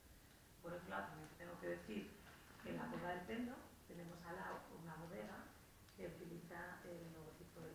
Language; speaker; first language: Spanish; native; Spanish